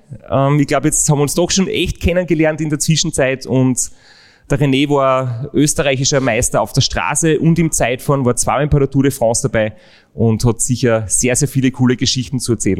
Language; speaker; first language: German; native; German